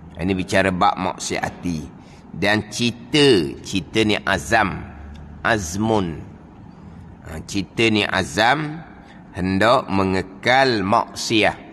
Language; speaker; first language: Malay; native; Malay